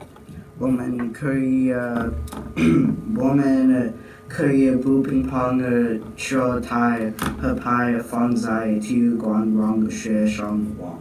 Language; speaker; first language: Chinese; non-native, learner; English